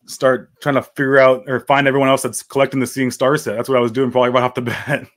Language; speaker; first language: English; native; English